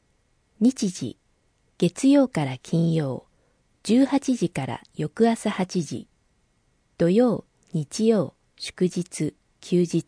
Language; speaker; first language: Japanese; native; Japanese